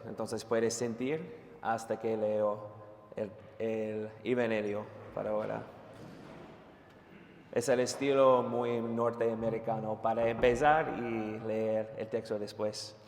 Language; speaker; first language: Spanish; non-native, fluent; English